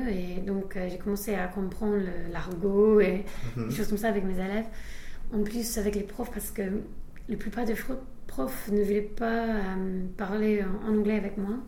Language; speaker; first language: French; non-native, fluent; English